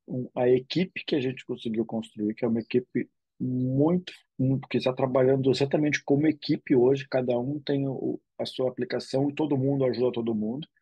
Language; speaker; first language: Portuguese; native; Portuguese